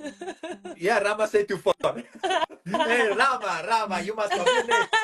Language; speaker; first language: English; non-native, fluent; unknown